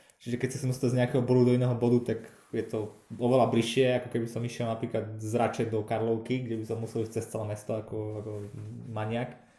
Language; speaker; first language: Slovak; native; Slovak